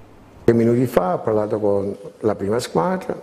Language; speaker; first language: Italian; early bilingual, heritage; Italian